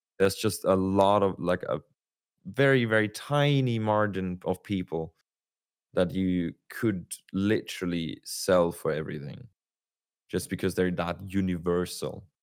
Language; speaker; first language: English; non-native, fluent; German